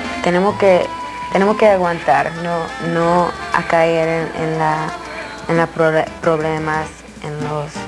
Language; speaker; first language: Spanish; early bilingual, heritage; Spanish